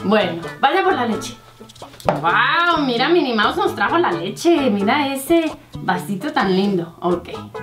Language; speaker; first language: Spanish; native; Spanish